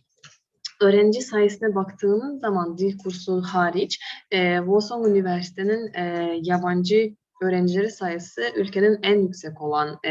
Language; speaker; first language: Turkish; non-native, fluent; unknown